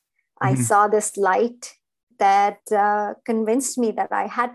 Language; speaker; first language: English; non-native, local second language; Hindi